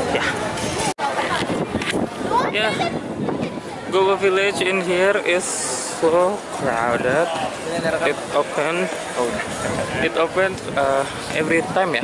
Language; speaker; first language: English; non-native, learner; Indonesian